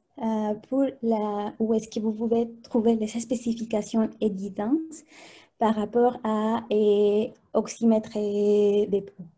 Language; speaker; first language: French; non-native, fluent; Spanish